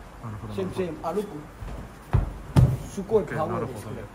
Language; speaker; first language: Japanese; non-native, learner; Thai